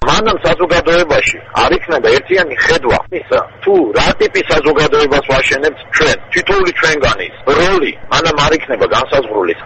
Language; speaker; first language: Georgian; non-native, local second language; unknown